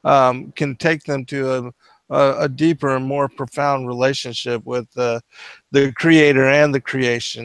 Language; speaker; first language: English; native; English